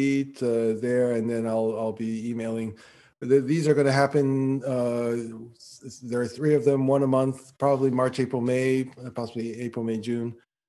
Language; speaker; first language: English; native; English